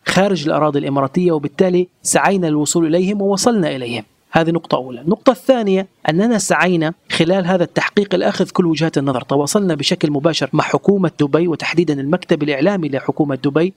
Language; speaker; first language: Arabic; native; Arabic